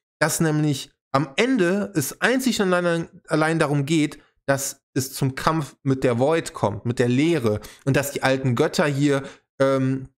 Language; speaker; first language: German; native; German